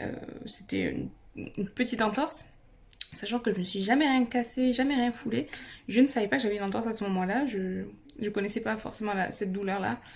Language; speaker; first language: French; native; French